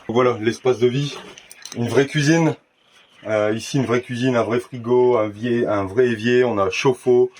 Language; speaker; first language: French; native; French